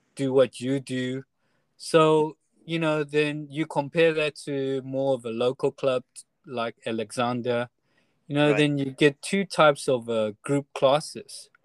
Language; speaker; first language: English; non-native, fluent; Chinese